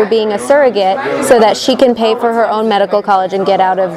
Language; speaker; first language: English; native; English